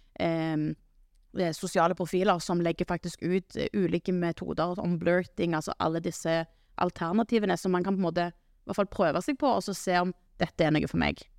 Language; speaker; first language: Norwegian; native; Norwegian